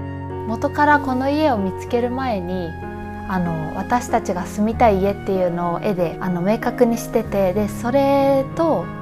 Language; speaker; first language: Japanese; native; Japanese